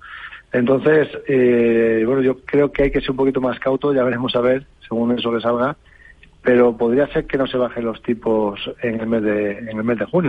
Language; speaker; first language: Spanish; native; Spanish